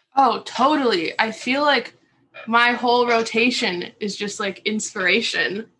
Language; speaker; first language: English; native; English